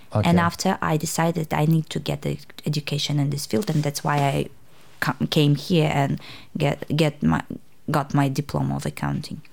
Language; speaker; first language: English; non-native, fluent; Uzbek